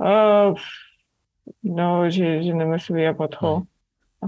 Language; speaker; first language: French; non-native, fluent; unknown